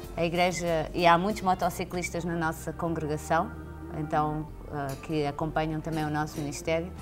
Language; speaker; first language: Portuguese; native; Portuguese